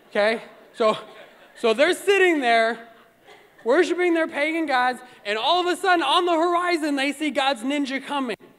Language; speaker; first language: English; native; English